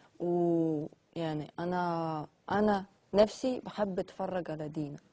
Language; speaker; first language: Egyptian Arabic; non-native, learner; Armenian